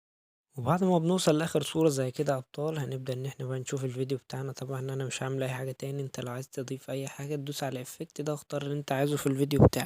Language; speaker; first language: Arabic; native; Arabic